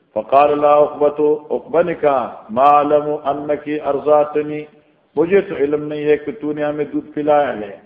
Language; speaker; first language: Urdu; non-native, local second language; Northern Hindko